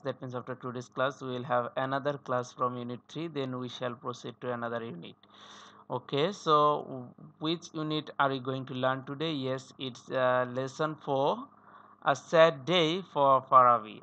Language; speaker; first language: English; non-native, local second language; Bangla